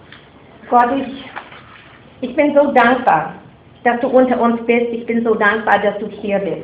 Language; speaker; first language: German; non-native, fluent; English